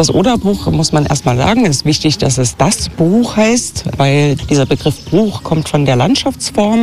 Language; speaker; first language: German; native; German